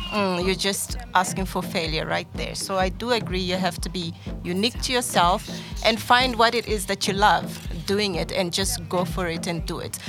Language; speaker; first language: English; non-native, fluent; Portuguese